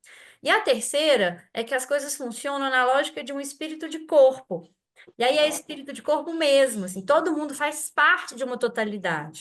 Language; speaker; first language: Portuguese; native; Portuguese